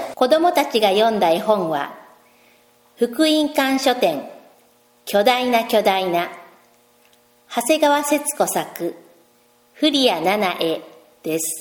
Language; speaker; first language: Japanese; native; Japanese